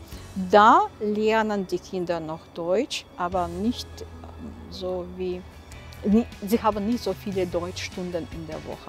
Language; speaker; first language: German; non-native, local second language; Russian